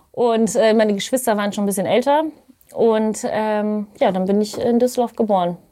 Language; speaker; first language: German; native; German